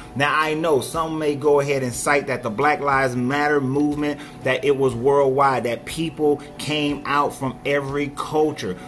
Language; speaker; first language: English; native; English